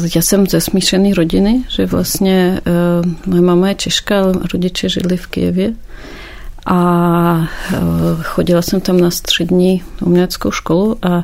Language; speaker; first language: Czech; early bilingual, heritage; Czech